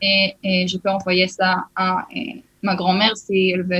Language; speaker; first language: French; early bilingual, heritage; Hebrew